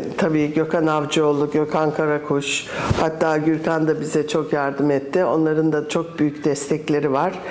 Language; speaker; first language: Turkish; early bilingual, other home language; English